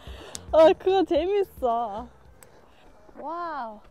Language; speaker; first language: Korean; non-native, learner; English